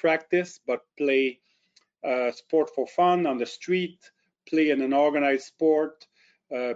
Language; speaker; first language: English; non-native, fluent; French